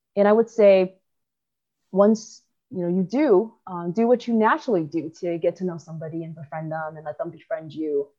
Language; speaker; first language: English; early bilingual, other home language; Chinese